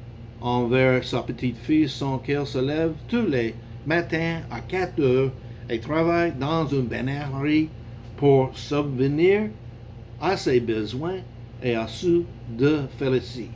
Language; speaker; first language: French; non-native, learner; English